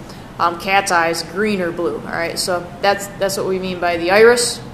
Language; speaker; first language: English; native; English